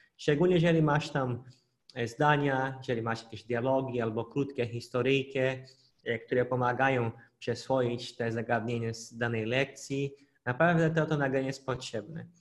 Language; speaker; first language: Polish; non-native, fluent; Portuguese